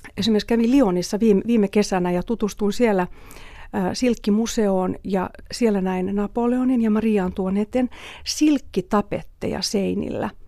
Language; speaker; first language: Finnish; native; Finnish